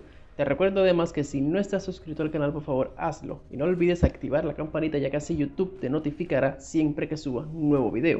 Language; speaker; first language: Spanish; native; Spanish